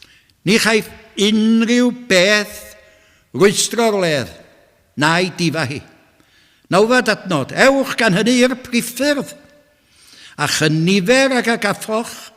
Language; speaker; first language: Welsh; native; Welsh